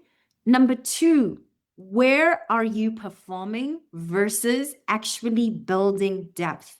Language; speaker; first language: English; native; English